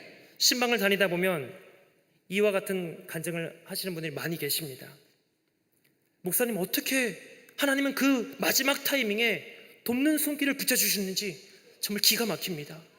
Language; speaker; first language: Korean; native; Korean